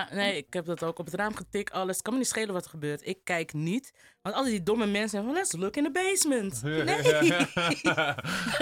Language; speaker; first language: Dutch; native; Dutch